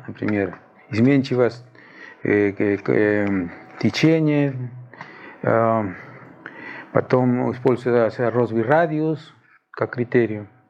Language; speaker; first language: Russian; non-native, fluent; Spanish